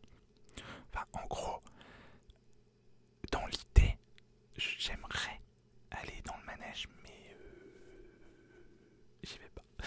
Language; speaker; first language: French; native; French